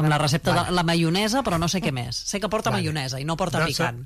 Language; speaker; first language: Catalan; native; Catalan